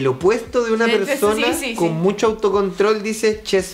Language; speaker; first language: Spanish; native; Spanish